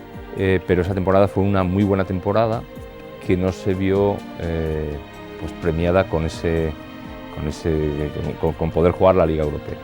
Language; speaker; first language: Spanish; native; Spanish